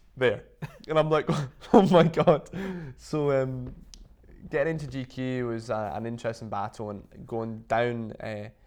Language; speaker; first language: English; native; English